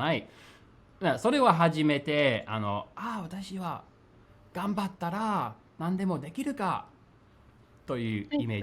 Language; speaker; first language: Japanese; non-native, fluent; English